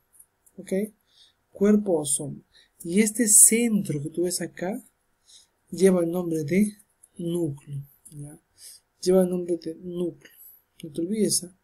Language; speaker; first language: Spanish; native; Spanish